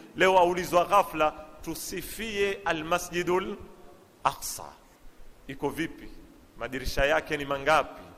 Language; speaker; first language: Swahili; native; Swahili